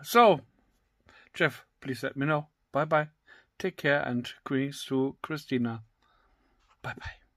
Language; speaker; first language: English; non-native, learner; German